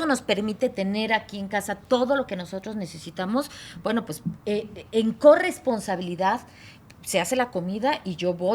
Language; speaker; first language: Spanish; native; Spanish